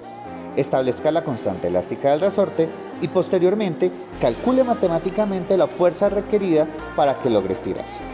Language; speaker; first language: Spanish; native; Spanish